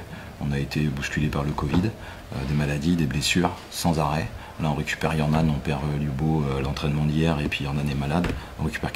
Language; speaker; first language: French; native; French